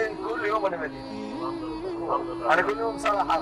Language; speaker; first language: Arabic; non-native, learner; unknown